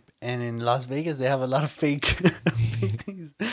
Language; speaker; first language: English; early bilingual, other home language; Spanish